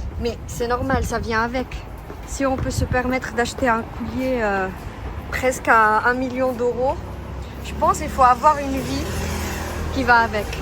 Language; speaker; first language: French; non-native, local second language; Arabic